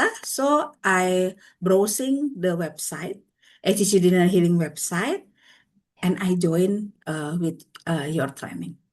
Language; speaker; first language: English; non-native, learner; Indonesian